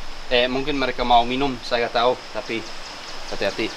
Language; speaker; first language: Indonesian; non-native, fluent; English